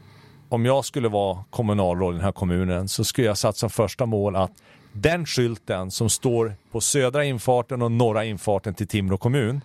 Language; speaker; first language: Swedish; native; Swedish